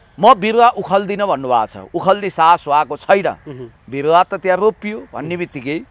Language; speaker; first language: Nepali; native; Nepali